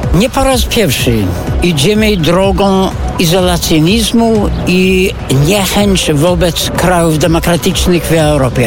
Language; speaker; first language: Polish; non-native, fluent; English